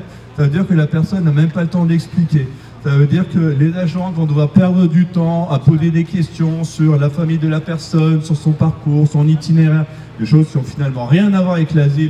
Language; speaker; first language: French; native; French